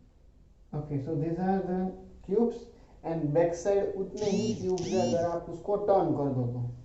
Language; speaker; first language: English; non-native, local second language; Hindi